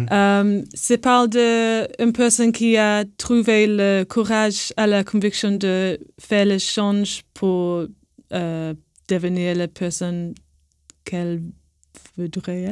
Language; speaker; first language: French; non-native, learner; English